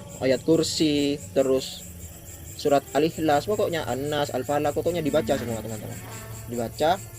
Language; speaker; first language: Indonesian; non-native, local second language; Madurese